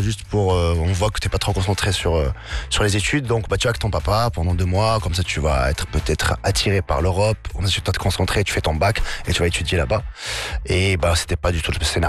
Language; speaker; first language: French; non-native, local second language; Arabic